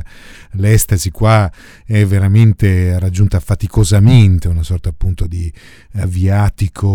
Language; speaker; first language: Italian; native; Italian